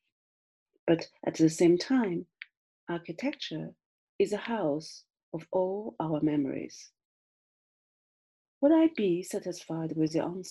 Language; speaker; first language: English; non-native, fluent; Chinese